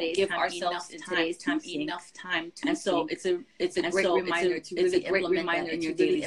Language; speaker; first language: English; native; English